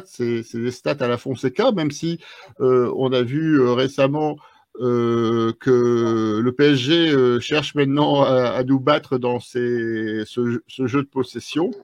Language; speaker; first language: French; native; French